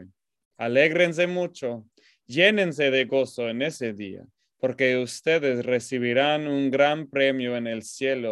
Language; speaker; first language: Spanish; non-native, fluent; English